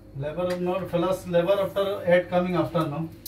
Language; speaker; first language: English; non-native, learner; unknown